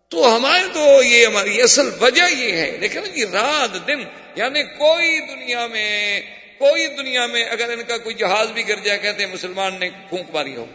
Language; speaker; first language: Urdu; native; Urdu